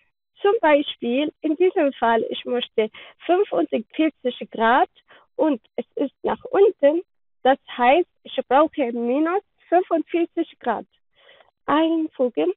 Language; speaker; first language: German; non-native, learner; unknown